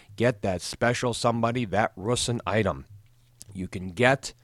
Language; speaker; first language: English; native; English